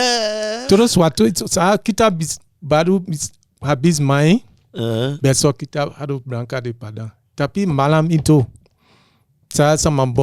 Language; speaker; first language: Indonesian; non-native, fluent; English